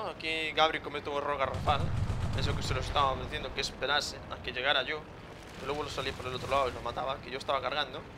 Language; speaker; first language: Spanish; native; Spanish